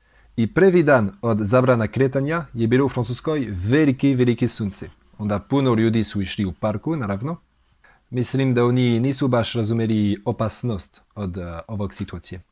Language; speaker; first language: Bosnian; non-native, learner; French